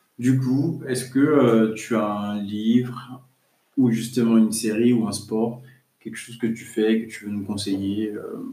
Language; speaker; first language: French; native; French